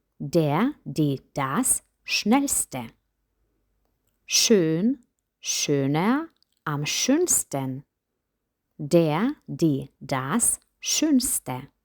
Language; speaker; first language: German; non-native, fluent; Ukrainian